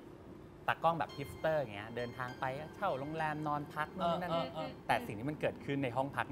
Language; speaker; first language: Thai; native; Thai